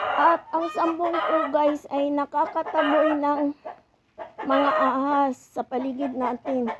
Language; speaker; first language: Filipino; non-native, local second language; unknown